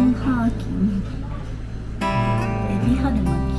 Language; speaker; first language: Japanese; native; Japanese